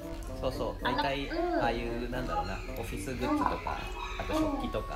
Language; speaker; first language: Japanese; native; Japanese